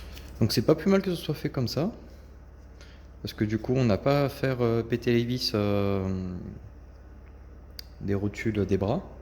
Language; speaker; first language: French; native; French